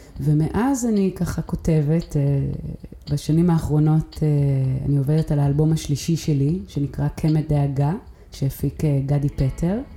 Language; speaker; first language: Hebrew; early bilingual, other home language; English